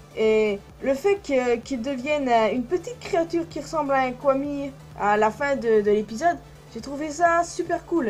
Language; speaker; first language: French; native; French